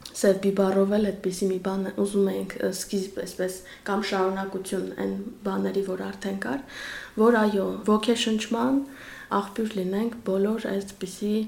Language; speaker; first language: Armenian; native; Armenian